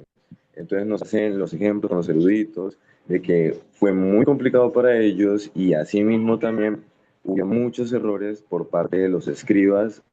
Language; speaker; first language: Spanish; native; Spanish